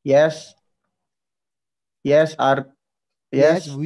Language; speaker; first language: English; non-native, learner; Indonesian